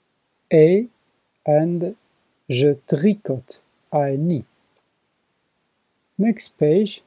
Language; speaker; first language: French; non-native, learner; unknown